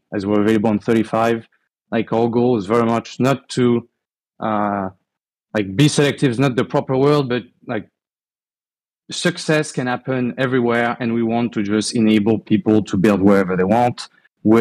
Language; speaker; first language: English; non-native, fluent; French